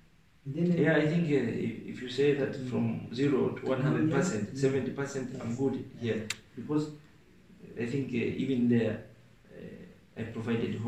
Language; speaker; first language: English; non-native, local second language; Swahili